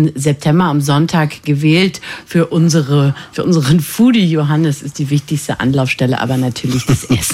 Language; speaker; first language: German; native; German